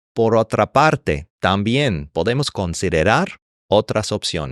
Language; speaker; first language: Spanish; non-native, fluent; English